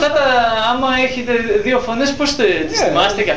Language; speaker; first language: Greek; native; Greek